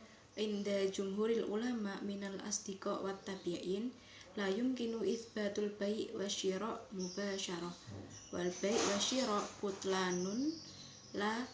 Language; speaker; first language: Arabic; non-native, learner; Indonesian